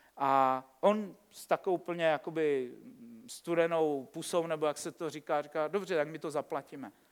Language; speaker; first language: Czech; native; Czech